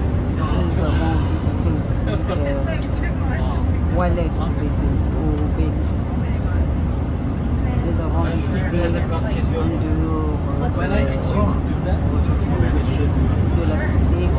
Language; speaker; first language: French; non-native, local second language; Lingala